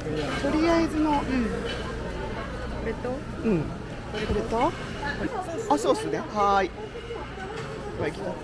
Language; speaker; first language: Japanese; native; Japanese